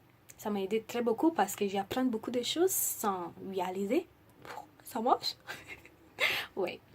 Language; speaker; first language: French; non-native, learner; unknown